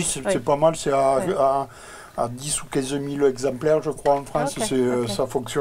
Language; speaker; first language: French; native; French